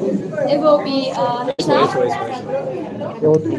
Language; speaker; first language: English; non-native, fluent; Chinese